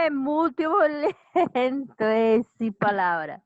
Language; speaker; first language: Portuguese; non-native, learner; Spanish